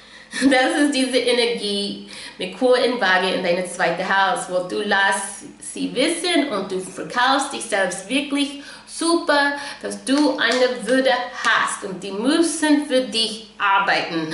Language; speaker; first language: German; non-native, fluent; English